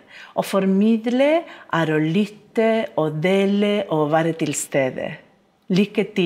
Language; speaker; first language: Norwegian; non-native, fluent; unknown